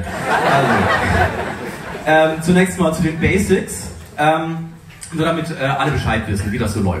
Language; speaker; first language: German; native; German